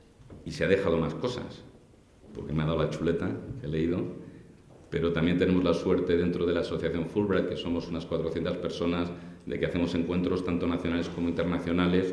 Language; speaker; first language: Spanish; native; Spanish